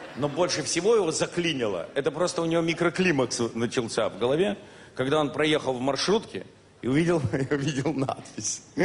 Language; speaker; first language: Russian; native; Russian